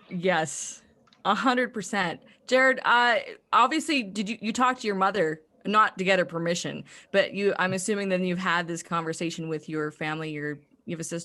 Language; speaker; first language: English; native; English